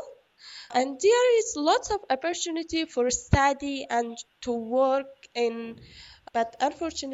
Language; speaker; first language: English; non-native, learner; Persian